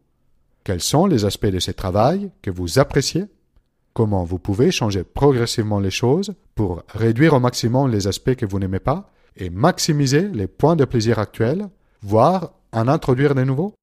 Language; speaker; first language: French; non-native, fluent; Italian